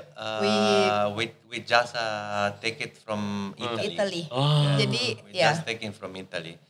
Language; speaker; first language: English; non-native, fluent; Italian